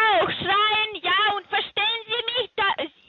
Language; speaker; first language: German; non-native, learner; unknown